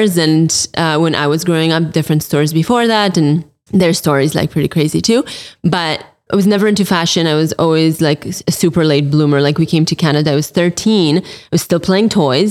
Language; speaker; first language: English; early bilingual, other home language; Polish